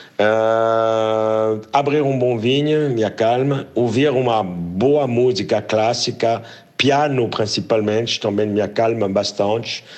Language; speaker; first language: Portuguese; non-native, fluent; French